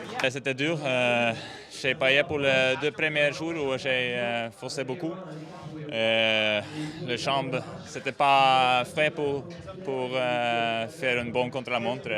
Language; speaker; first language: French; non-native, learner; Norwegian